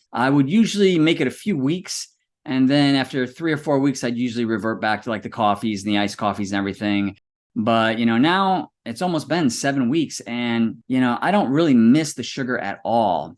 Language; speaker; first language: English; native; English